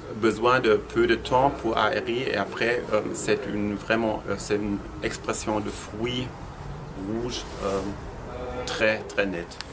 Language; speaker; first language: French; non-native, fluent; German